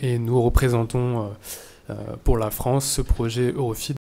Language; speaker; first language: French; native; French